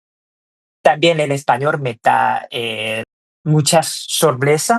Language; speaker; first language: Spanish; non-native, fluent; Chinese